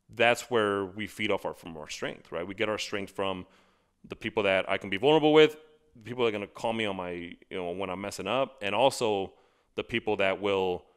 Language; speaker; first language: English; native; English